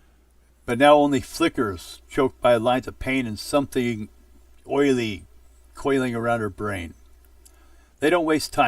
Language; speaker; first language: English; native; English